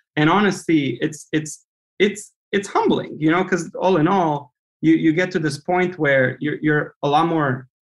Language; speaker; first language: English; non-native, fluent; Romanian